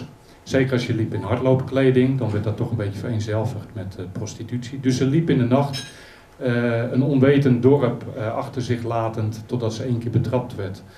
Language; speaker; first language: Dutch; native; Dutch